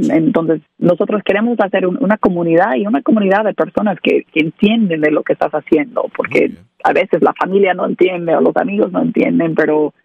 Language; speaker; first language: Spanish; non-native, learner; English